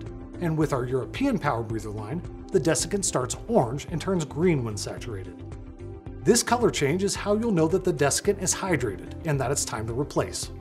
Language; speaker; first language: English; native; English